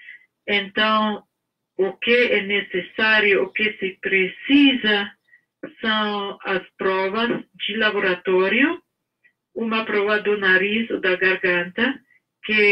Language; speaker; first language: Portuguese; non-native, fluent; English